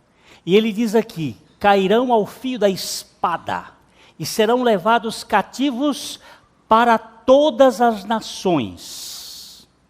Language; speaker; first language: Portuguese; native; Portuguese